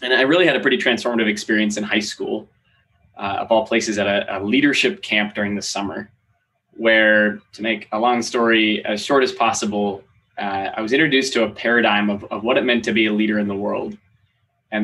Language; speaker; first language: English; native; English